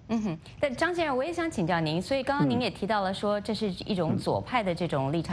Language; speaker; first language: Chinese; native; Chinese